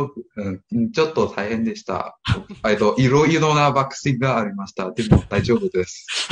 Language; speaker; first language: Japanese; non-native, learner; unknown